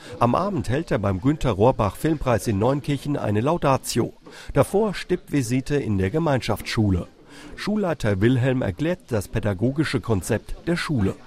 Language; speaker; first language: German; native; German